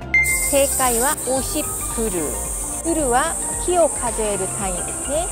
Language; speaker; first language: Japanese; non-native, fluent; Korean